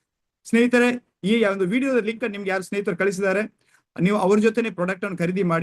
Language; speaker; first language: Kannada; native; Kannada